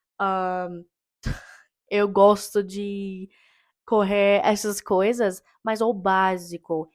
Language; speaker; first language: Portuguese; non-native, fluent; English